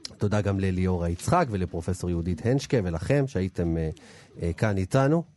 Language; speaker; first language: Hebrew; native; Hebrew